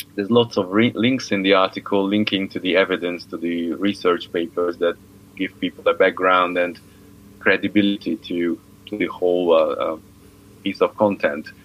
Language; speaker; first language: English; non-native, fluent; Hungarian